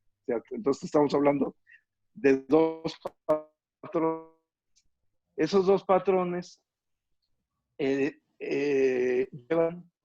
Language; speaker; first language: Spanish; native; Spanish